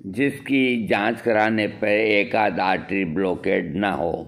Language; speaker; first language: Hindi; native; Hindi